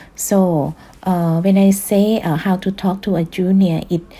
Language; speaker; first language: English; non-native, fluent; Thai